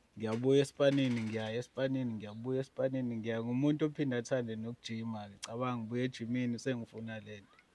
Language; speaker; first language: Zulu; native; Zulu